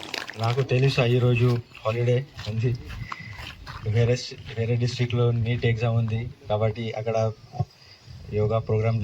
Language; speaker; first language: Telugu; non-native, learner; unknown